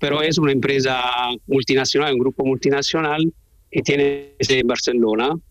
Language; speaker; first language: Spanish; non-native, learner; Italian